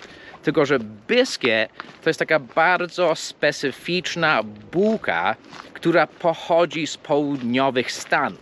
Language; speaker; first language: Polish; non-native, fluent; English